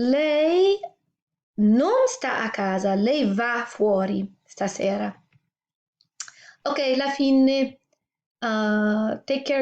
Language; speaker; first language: Italian; non-native, fluent; English